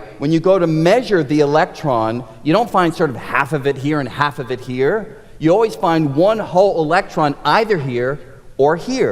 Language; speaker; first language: English; native; English